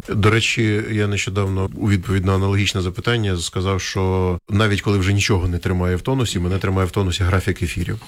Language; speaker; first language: Ukrainian; native; Ukrainian